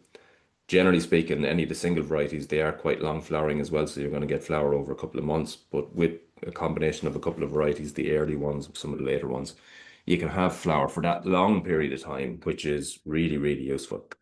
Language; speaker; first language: English; native; English